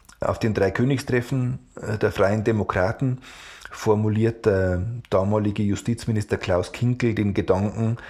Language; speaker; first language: German; native; German